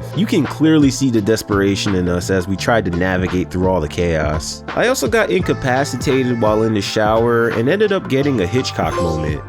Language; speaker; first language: English; native; English